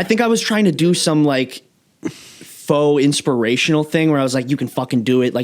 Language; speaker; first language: English; native; English